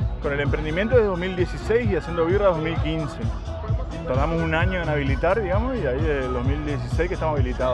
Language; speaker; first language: Spanish; native; Spanish